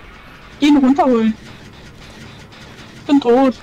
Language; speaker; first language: German; native; German